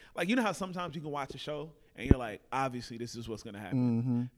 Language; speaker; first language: English; native; English